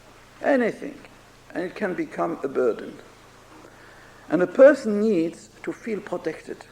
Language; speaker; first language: English; non-native, fluent; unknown